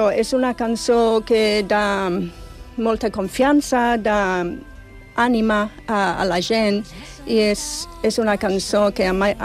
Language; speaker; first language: Catalan; non-native, fluent; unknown